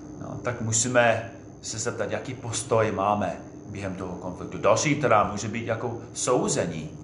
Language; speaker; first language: Czech; non-native, fluent; English